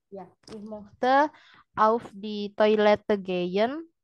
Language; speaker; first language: German; non-native, learner; Indonesian